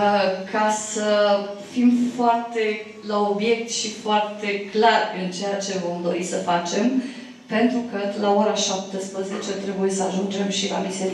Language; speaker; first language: Romanian; native; Romanian